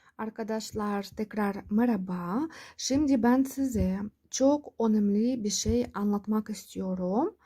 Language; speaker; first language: Turkish; non-native, fluent; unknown